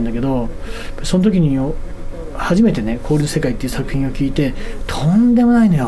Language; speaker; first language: Japanese; native; Japanese